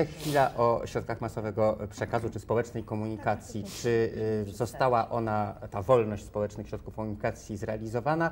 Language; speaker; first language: Polish; native; Polish